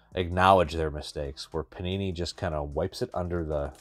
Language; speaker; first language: English; native; English